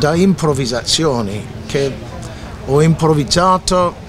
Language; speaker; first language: Italian; non-native, fluent; English